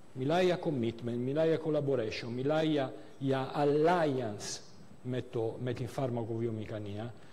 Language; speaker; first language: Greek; non-native, fluent; Italian